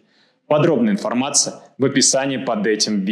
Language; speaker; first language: Russian; native; Russian